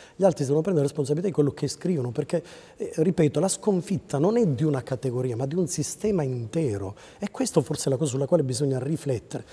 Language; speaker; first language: Italian; native; Italian